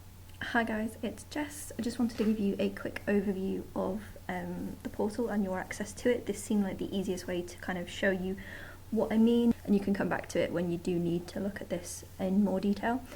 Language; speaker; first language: English; native; English